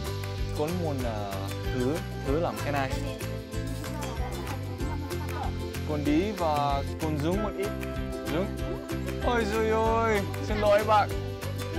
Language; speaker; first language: Vietnamese; non-native, learner; English